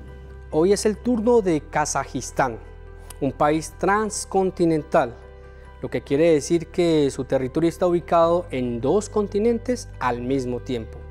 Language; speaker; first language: Spanish; native; Spanish